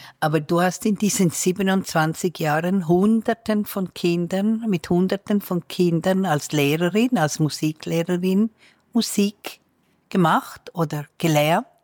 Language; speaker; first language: German; native; German